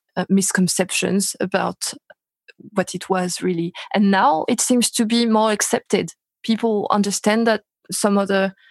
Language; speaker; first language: English; non-native, fluent; French